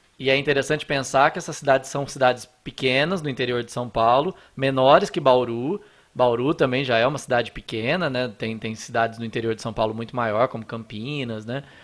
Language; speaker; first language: Portuguese; native; Portuguese